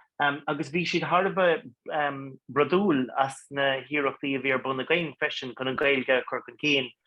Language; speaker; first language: Irish; non-native, local second language; English